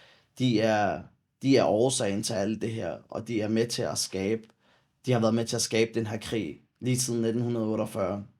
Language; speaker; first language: Danish; early bilingual, other home language; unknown